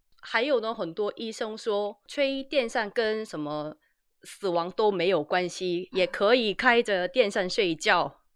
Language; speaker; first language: Chinese; non-native, fluent; Korean